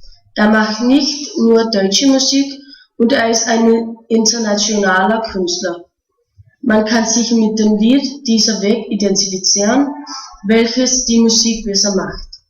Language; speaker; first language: German; non-native, learner; Danish